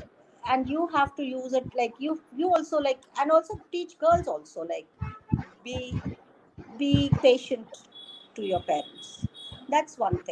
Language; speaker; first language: English; non-native, local second language; Hindi